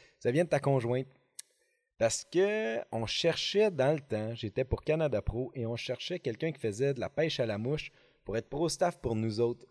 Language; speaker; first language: French; native; French